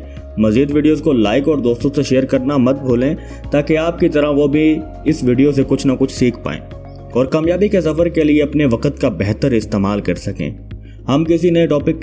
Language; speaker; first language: Urdu; native; Urdu